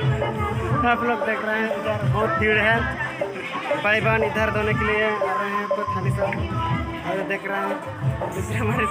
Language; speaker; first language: Hindi; non-native, local second language; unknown